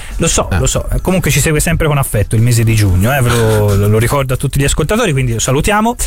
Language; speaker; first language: Italian; native; Italian